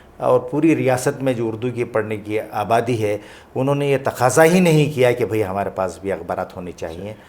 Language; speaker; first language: Urdu; native; Urdu